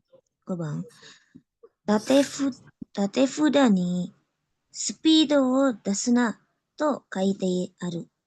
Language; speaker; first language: Japanese; non-native, learner; Indonesian